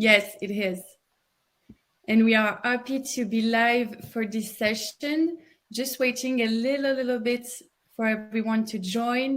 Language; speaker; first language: English; non-native, fluent; French